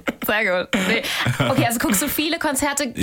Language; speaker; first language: German; native; German